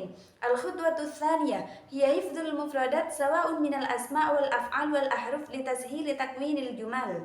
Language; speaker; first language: Arabic; non-native, learner; Indonesian